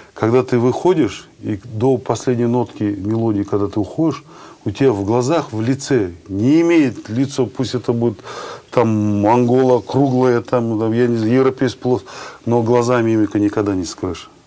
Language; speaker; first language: Russian; non-native, local second language; Kazakh